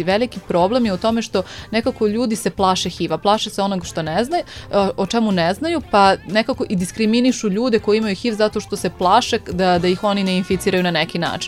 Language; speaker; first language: Serbian; native; Serbian